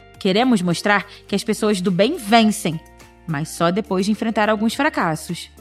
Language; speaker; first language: Portuguese; native; Portuguese